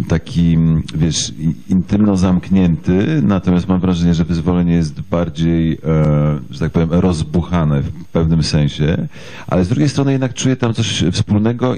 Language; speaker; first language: Polish; native; Polish